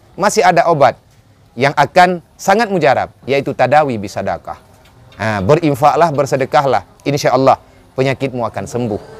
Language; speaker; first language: Indonesian; non-native, local second language; Achinese